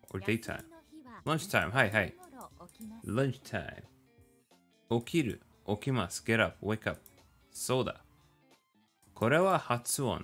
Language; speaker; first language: Japanese; non-native, learner; English